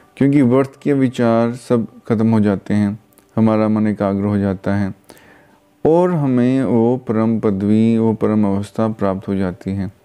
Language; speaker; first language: Hindi; non-native, local second language; Punjabi